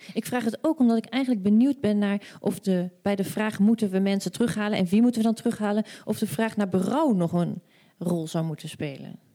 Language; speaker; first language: Dutch; native; Dutch